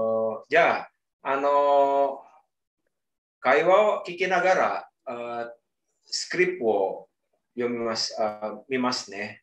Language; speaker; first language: Japanese; non-native, learner; Indonesian